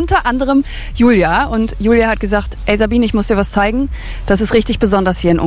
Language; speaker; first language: German; native; German